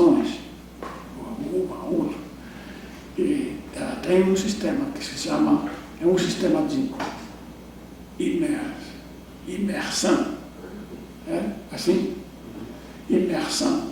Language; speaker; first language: Portuguese; non-native, fluent; English